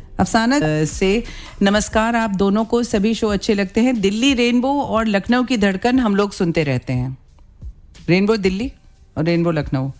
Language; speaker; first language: Hindi; native; Hindi